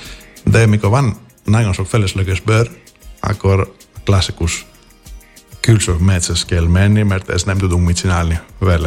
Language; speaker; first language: Hungarian; non-native, fluent; Greek